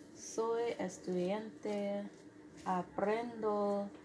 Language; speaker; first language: Spanish; non-native, learner; English